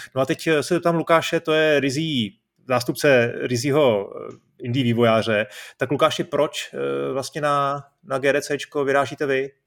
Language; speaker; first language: Czech; native; Czech